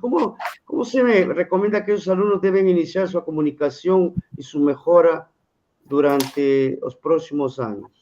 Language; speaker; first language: Spanish; non-native, fluent; Portuguese